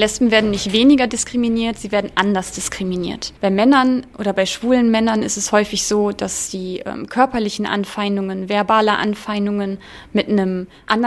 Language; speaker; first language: German; native; German